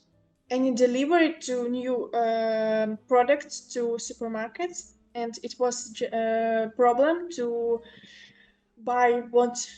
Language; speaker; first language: English; non-native, local second language; Ukrainian